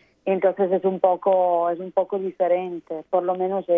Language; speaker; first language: Spanish; native; Spanish